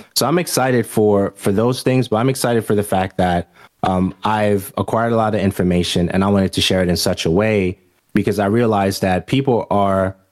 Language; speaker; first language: English; early bilingual, other home language; Haitian Creole